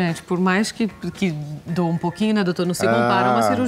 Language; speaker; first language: Portuguese; native; Portuguese